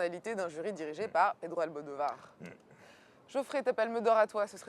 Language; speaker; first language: French; native; French